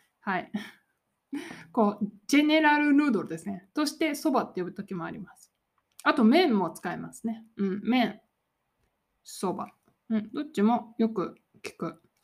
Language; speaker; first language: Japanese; native; Japanese